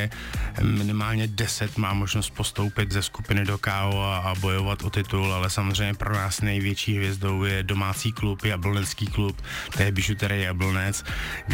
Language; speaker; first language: Czech; native; Czech